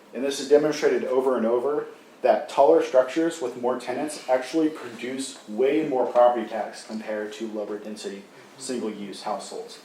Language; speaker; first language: English; native; English